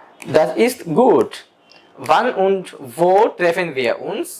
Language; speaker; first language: German; non-native, fluent; Bangla